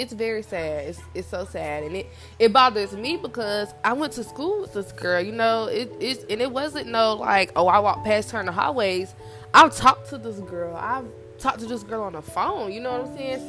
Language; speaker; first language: English; native; English